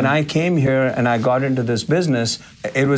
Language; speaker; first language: English; non-native, local second language; Hindi